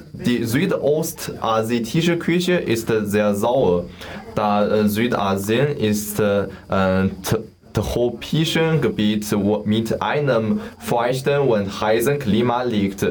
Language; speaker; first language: German; non-native, learner; Chinese